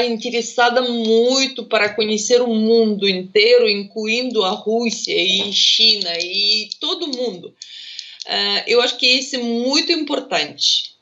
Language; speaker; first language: Portuguese; non-native, fluent; Russian